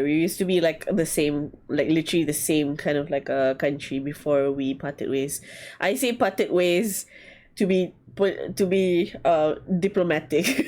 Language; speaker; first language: English; non-native, learner; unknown